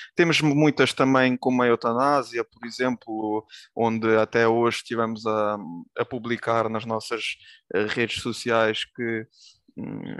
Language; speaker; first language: Portuguese; early bilingual, other home language; Ukrainian